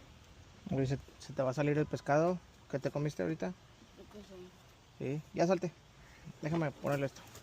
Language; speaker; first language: Spanish; native; Spanish